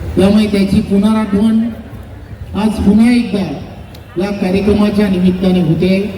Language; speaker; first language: Marathi; native; Marathi